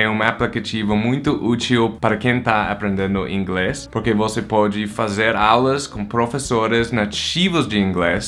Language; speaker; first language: Portuguese; non-native, fluent; English